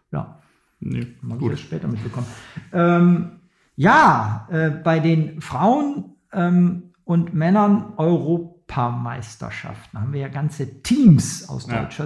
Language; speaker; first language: German; native; German